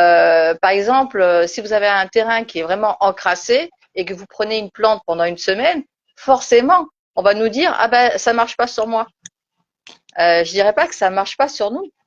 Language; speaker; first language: French; native; French